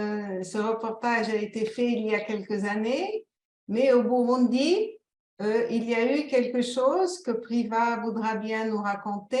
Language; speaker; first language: French; non-native, fluent; Italian